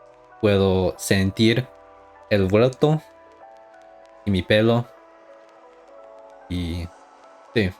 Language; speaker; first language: Spanish; non-native, learner; English